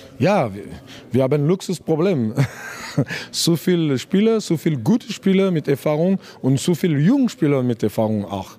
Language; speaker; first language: German; non-native, learner; French